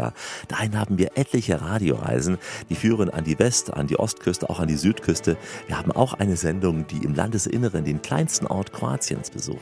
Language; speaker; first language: German; native; German